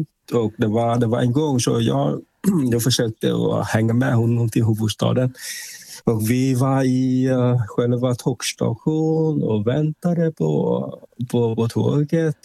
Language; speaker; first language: Swedish; non-native, fluent; Vietnamese